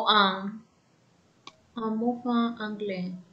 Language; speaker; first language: French; non-native, learner; Spanish